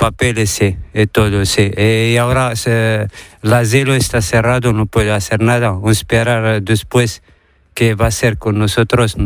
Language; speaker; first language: Spanish; non-native, learner; Arabic